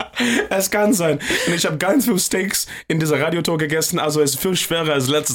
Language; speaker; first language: German; non-native, fluent; English